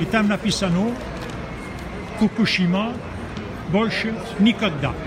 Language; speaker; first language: Russian; non-native, fluent; French